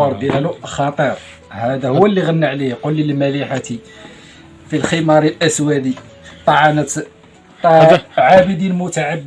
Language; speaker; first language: Arabic; native; Arabic